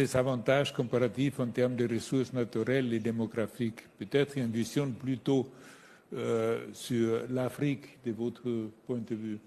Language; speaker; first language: French; non-native, fluent; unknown